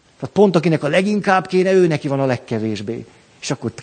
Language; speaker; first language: Hungarian; native; Hungarian